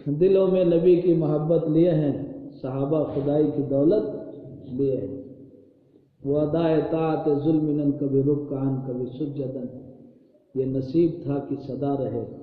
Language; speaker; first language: Urdu; native; Urdu